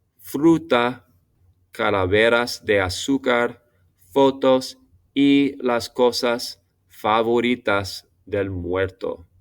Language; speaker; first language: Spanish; non-native, fluent; English